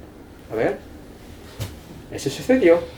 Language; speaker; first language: Spanish; non-native, fluent; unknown